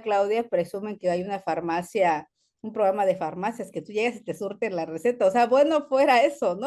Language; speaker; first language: Spanish; native; Spanish